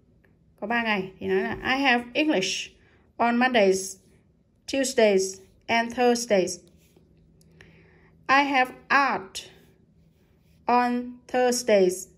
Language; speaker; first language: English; non-native, fluent; Vietnamese